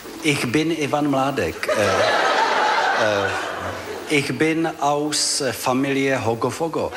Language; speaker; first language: German; non-native, learner; Czech